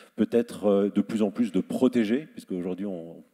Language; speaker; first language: French; native; French